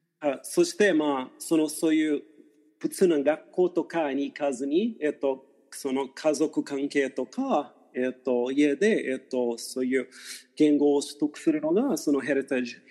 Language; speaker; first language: Japanese; non-native, fluent; Portuguese